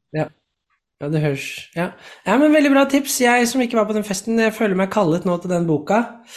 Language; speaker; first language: Norwegian; native; Norwegian